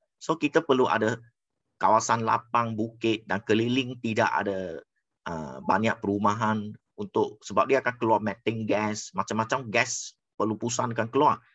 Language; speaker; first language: Malay; non-native, local second language; Chinese